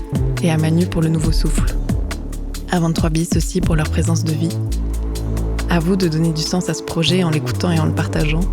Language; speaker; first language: French; native; French